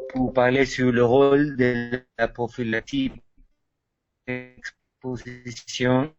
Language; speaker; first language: French; non-native, fluent; Spanish